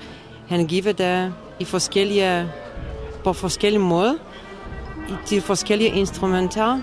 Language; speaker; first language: Danish; non-native, fluent; Polish